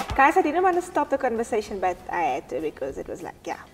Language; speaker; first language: English; non-native, local second language; Afrikaans